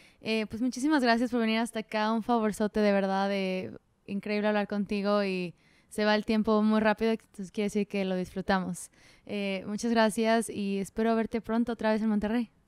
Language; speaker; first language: Spanish; native; Spanish